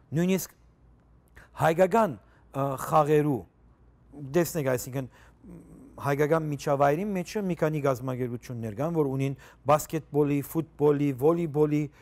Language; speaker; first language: Armenian; native; Armenian